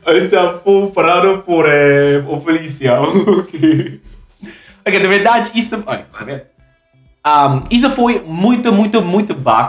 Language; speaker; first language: Portuguese; non-native, learner; English